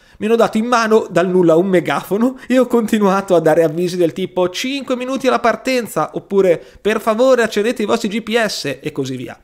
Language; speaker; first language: Italian; native; Italian